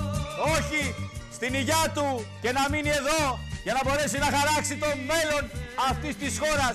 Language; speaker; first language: Greek; native; Greek